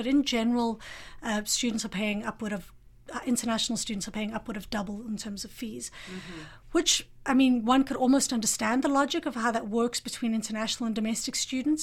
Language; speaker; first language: English; native; English